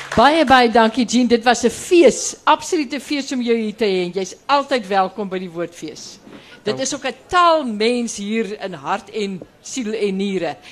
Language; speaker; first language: Afrikaans; native; Afrikaans